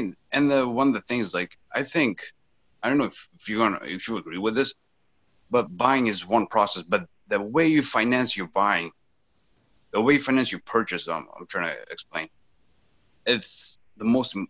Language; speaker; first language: English; non-native, fluent; Portuguese